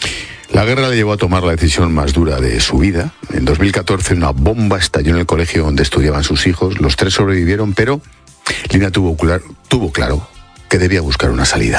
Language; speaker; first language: Spanish; native; Spanish